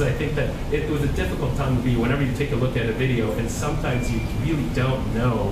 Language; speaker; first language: English; native; English